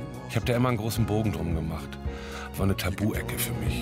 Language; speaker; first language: German; native; German